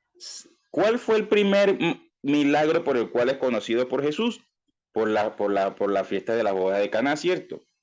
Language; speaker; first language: Spanish; native; Spanish